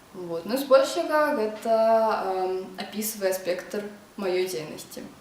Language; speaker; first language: Belarusian; non-native, local second language; Russian